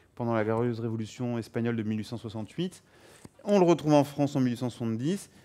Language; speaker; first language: French; native; French